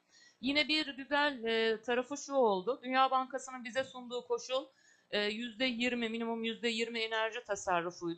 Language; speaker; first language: Turkish; native; Turkish